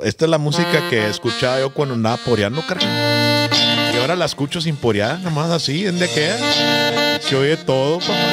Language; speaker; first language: Spanish; early bilingual, heritage; Spanish